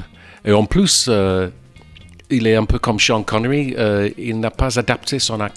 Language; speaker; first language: French; non-native, fluent; English